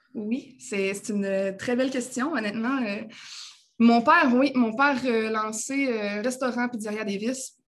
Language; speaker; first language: French; native; French